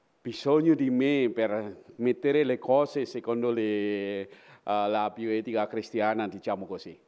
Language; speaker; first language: Italian; non-native, fluent; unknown